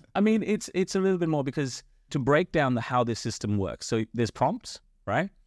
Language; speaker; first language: English; non-native, local second language; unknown